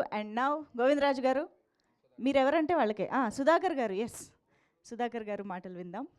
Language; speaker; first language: Telugu; native; Telugu